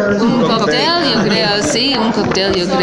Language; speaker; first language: Spanish; non-native, fluent; English